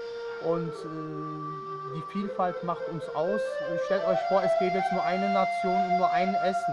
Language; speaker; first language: German; early bilingual, other home language; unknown